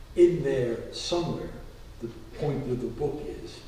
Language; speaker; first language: English; native; English